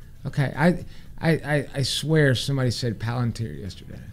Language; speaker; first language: English; native; English